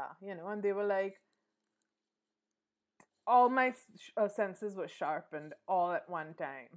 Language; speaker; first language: English; native; English